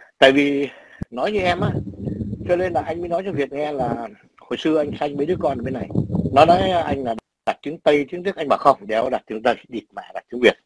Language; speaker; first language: Vietnamese; native; Vietnamese